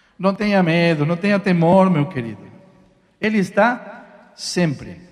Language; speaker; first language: Portuguese; non-native, fluent; Spanish